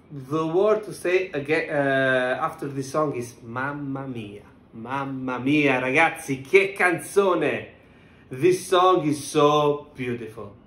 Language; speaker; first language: English; non-native, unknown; Italian